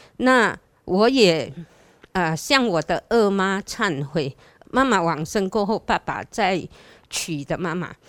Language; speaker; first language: Chinese; native; Chinese